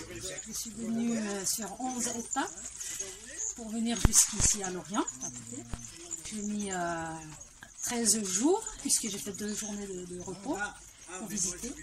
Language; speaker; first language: French; native; French